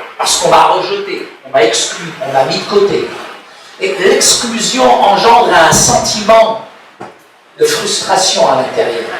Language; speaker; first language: French; early bilingual, other home language; Arabic